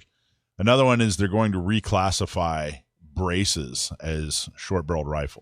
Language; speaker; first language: English; native; English